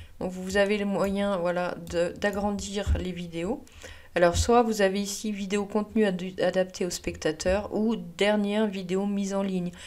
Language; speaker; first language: French; native; French